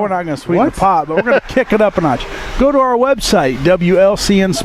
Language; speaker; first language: English; native; English